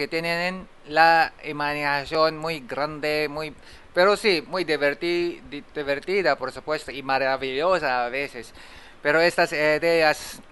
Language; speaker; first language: Spanish; non-native, fluent; Japanese